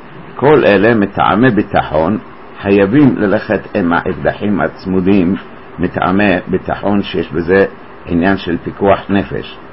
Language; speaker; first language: Hebrew; native; Hebrew